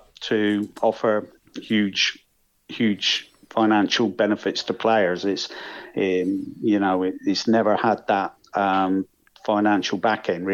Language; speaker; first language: English; native; English